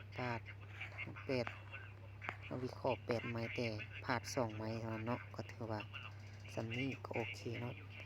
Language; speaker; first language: Thai; native; Thai